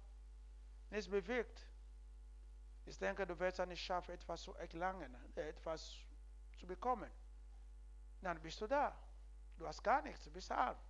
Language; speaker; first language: German; non-native, learner; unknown